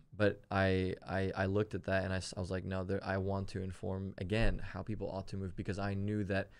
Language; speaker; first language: English; early bilingual, other home language; German